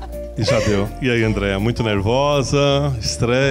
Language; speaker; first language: Portuguese; native; Portuguese